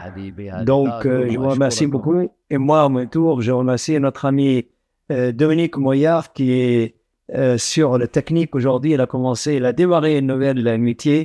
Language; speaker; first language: French; non-native, fluent; Arabic